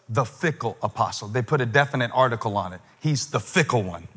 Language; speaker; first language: English; native; English